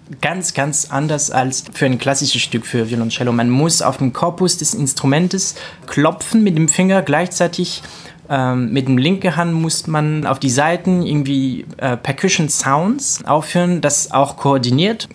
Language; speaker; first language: German; non-native, fluent; French